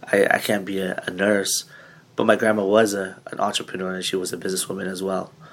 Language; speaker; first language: English; early bilingual, other home language; Filipino